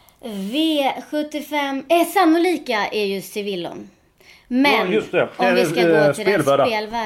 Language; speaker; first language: Swedish; native; Swedish